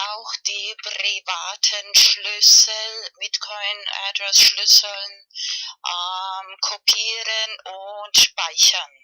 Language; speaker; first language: German; non-native, fluent; Spanish